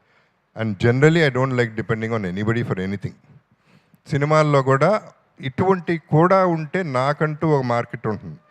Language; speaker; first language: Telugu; native; Telugu